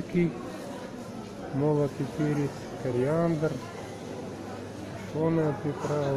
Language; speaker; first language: Russian; native; Russian